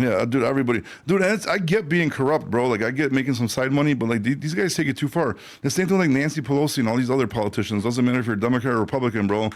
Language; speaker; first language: English; native; English